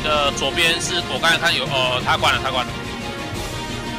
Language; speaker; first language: Chinese; native; Chinese